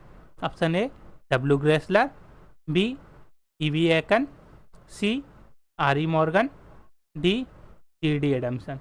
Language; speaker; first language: Hindi; native; Hindi